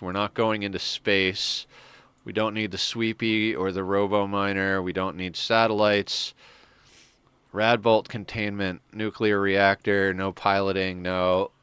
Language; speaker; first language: English; native; English